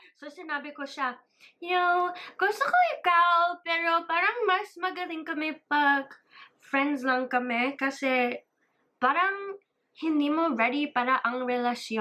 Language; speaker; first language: Filipino; early bilingual, heritage; English